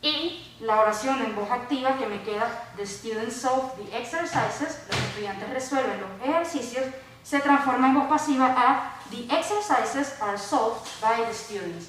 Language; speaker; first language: Spanish; native; Spanish